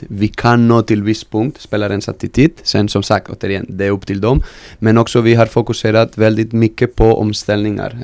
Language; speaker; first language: Swedish; non-native, fluent; Spanish